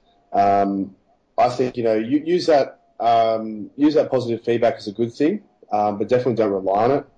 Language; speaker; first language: English; native; English